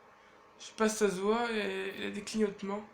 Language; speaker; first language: French; native; French